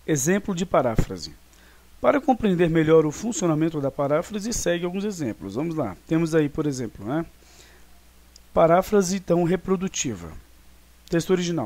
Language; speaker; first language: Portuguese; native; Portuguese